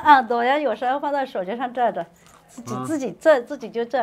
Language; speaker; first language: Chinese; native; Chinese